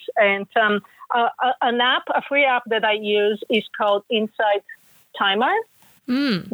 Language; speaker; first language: English; non-native, fluent; Bulgarian